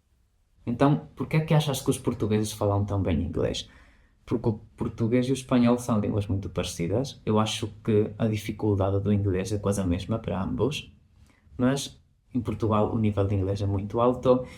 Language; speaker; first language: Portuguese; non-native, fluent; Spanish